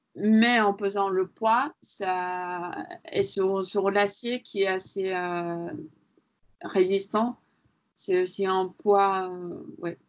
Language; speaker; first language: French; non-native, fluent; Latvian